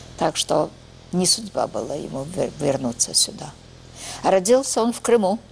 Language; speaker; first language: Russian; early bilingual, heritage; Russian